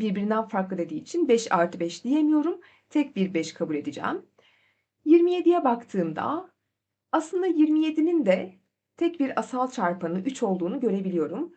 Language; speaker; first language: Turkish; native; Turkish